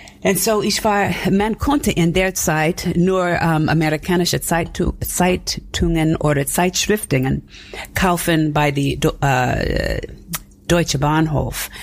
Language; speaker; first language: German; non-native, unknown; English